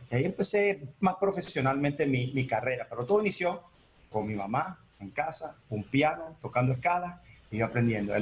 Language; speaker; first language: Spanish; early bilingual, heritage; Spanish